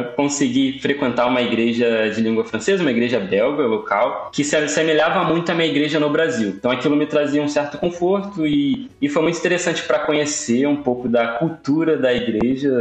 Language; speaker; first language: Portuguese; native; Portuguese